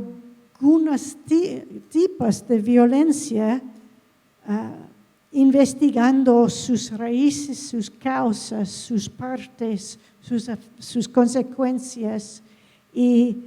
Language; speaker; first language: Spanish; non-native, fluent; English